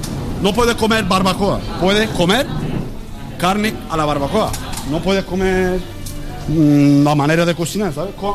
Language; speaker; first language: Spanish; non-native, learner; Turkish